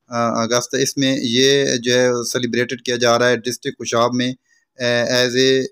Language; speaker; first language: Urdu; non-native, local second language; Punjabi